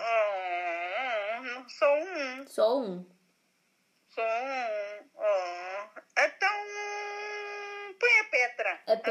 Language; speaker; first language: Portuguese; native; Portuguese